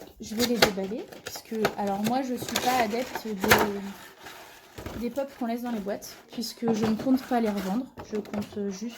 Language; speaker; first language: French; native; French